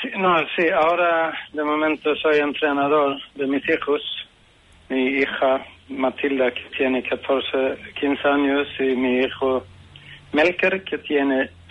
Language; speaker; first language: Spanish; non-native, fluent; Swedish